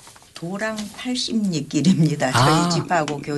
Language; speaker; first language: Korean; native; Korean